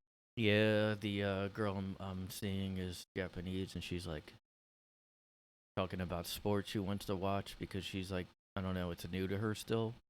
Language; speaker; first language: English; native; English